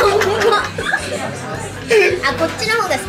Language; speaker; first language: Japanese; native; Japanese